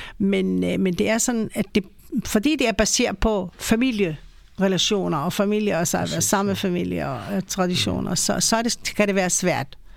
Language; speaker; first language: Danish; non-native, fluent; Hebrew